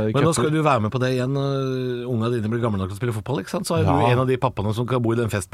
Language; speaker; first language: Norwegian; native; Norwegian